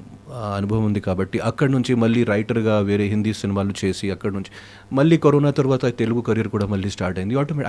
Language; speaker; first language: Telugu; non-native, fluent; Hindi